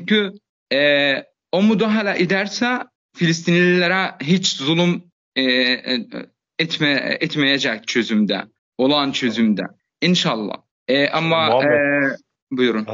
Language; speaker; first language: Turkish; non-native, fluent; Arabic